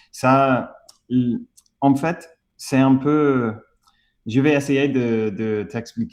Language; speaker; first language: French; non-native, fluent; English